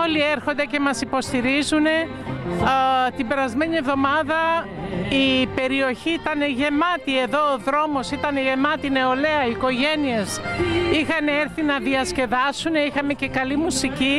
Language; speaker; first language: Greek; early bilingual, heritage; Greek